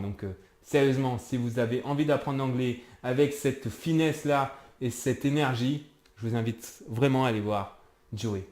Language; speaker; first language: French; native; French